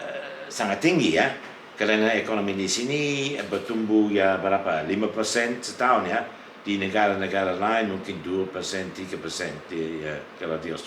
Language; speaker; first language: Indonesian; non-native, fluent; English